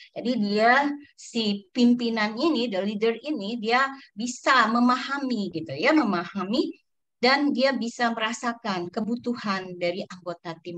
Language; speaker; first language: Indonesian; native; Indonesian